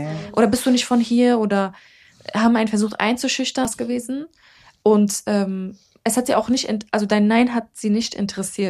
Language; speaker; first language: German; early bilingual, other home language; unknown